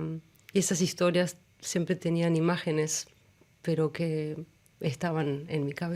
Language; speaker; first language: Spanish; early bilingual, other home language; German